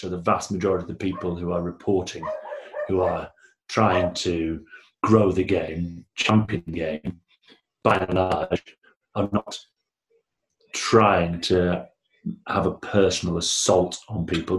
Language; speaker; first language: English; native; English